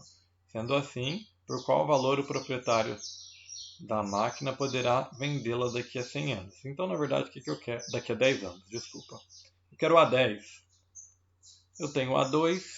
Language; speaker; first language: Portuguese; native; Portuguese